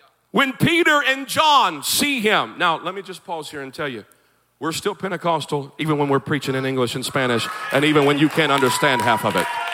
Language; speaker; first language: English; native; English